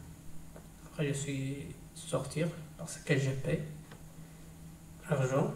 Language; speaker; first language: French; non-native, learner; Tigrinya